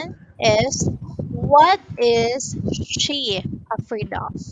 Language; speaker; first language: English; non-native, local second language; Filipino